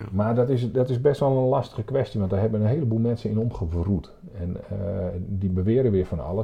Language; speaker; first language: Dutch; native; Dutch